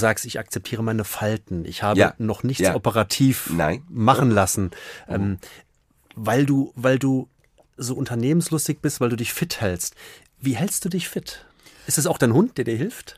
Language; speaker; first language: German; native; German